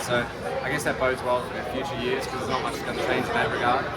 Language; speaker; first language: English; native; English